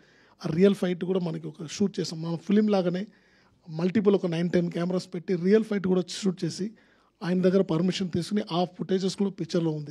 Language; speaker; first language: Telugu; non-native, learner; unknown